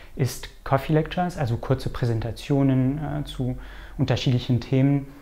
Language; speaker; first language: German; non-native, fluent; French